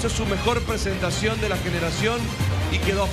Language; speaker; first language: Spanish; native; Spanish